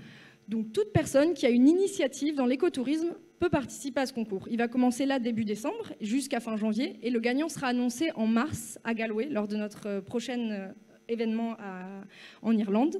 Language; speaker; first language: French; native; French